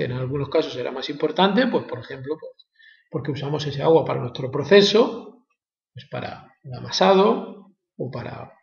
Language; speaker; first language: Spanish; native; Spanish